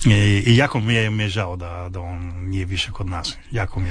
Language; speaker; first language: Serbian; non-native, fluent; Italian